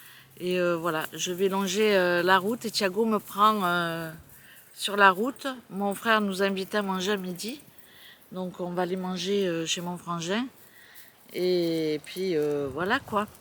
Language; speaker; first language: French; native; French